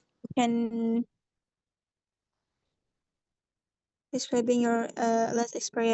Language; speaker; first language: English; non-native, learner; Indonesian